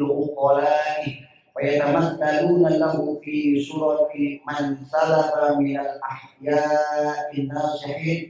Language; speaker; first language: Arabic; non-native, fluent; Indonesian